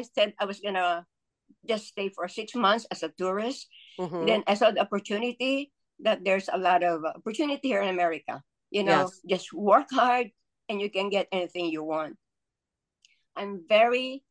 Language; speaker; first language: English; non-native, local second language; Filipino